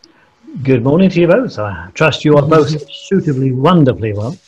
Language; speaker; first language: English; native; English